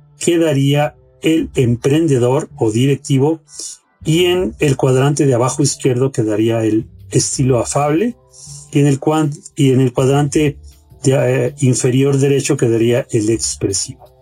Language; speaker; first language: Spanish; native; Spanish